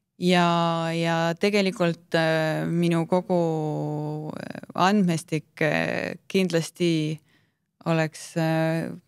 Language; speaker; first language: Estonian; native; Estonian